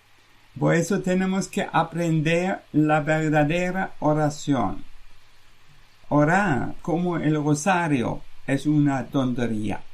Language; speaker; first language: Spanish; non-native, fluent; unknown